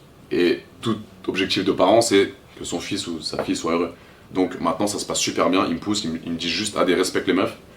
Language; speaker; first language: French; native; French